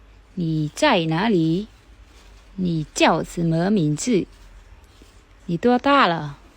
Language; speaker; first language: Chinese; non-native, fluent; Khmer